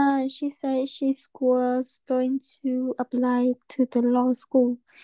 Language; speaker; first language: English; non-native, learner; Vietnamese